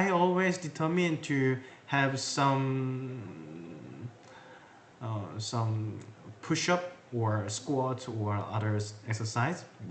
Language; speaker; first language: English; non-native, learner; Korean